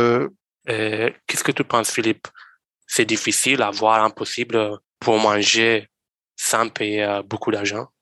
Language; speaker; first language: French; non-native, learner; Romanian